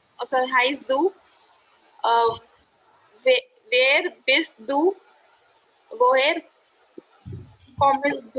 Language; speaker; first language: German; non-native, learner; Hindi